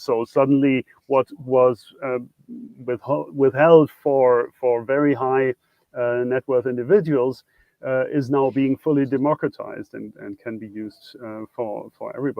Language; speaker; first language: English; non-native, fluent; German